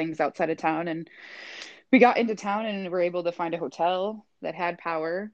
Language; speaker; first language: English; native; English